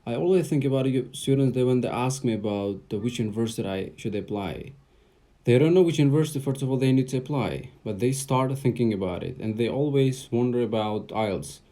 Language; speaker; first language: English; non-native, fluent; Uzbek